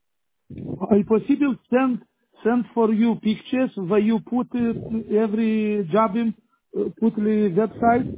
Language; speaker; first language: English; non-native, learner; Romanian